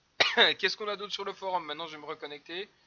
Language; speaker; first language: French; native; French